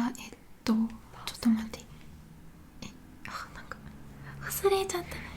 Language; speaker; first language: Japanese; non-native, learner; English